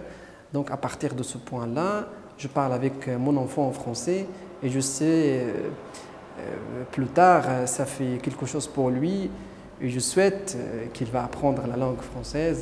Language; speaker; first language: French; non-native, fluent; Arabic